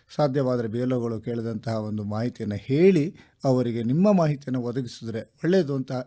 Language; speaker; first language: Kannada; native; Kannada